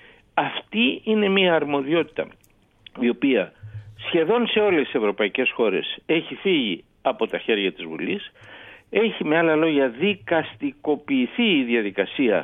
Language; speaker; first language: Greek; native; Greek